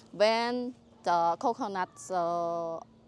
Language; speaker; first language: English; non-native, learner; Khmer